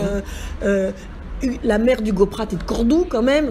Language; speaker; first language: French; native; French